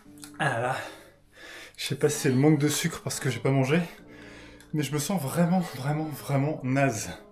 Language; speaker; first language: French; native; French